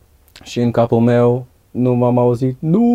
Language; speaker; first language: Romanian; non-native, learner; Dutch